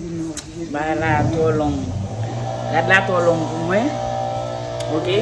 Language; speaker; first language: French; non-native, learner; Haitian Creole